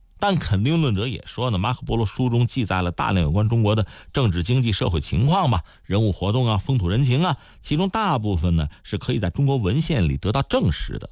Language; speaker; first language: Chinese; native; Chinese